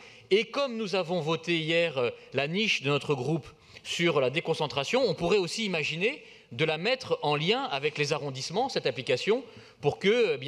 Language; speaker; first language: French; native; French